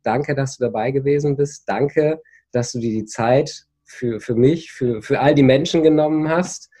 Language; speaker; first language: German; native; German